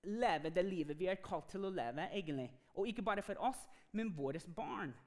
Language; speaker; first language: Norwegian; non-native, fluent; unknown